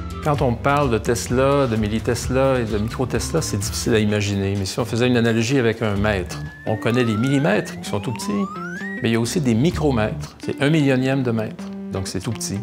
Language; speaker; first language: French; native; French